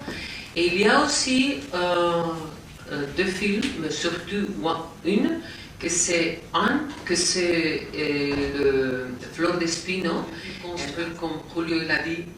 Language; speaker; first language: French; non-native, learner; Spanish